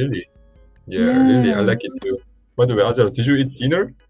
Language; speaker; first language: English; non-native, learner; Korean